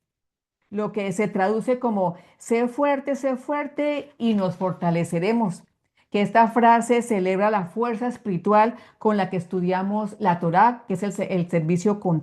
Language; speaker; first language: Spanish; native; Spanish